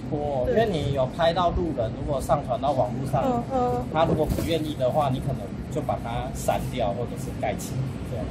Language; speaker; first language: Chinese; native; Chinese